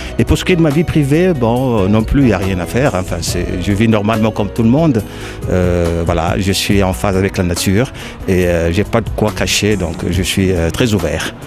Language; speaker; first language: French; non-native, local second language; Lingala